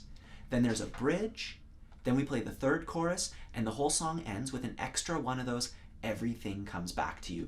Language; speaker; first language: English; native; English